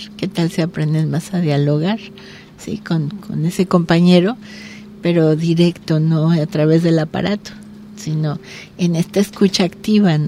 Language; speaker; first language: Spanish; native; Spanish